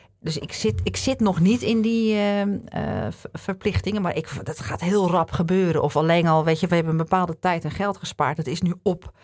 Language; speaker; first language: Dutch; native; Dutch